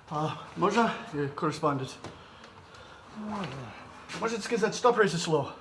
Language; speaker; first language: Russian; non-native, learner; English